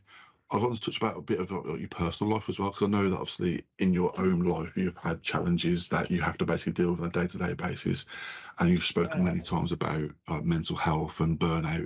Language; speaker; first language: English; native; English